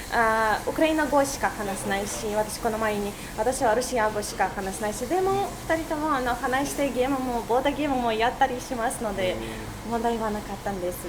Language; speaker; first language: Japanese; non-native, fluent; Russian